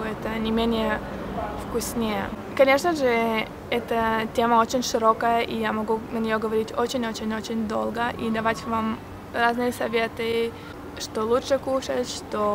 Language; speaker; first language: Russian; early bilingual, heritage; Russian